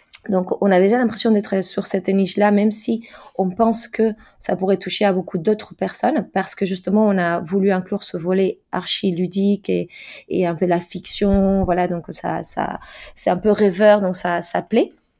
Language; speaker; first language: French; non-native, fluent; Spanish